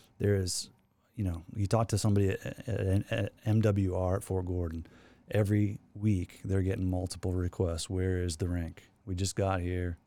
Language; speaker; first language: English; native; English